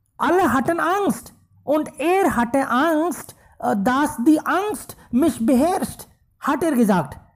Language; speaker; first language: German; non-native, fluent; Hindi